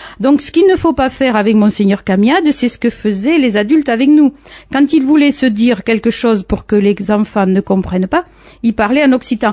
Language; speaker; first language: French; native; French